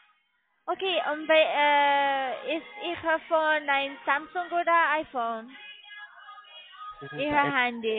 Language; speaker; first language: German; non-native, learner; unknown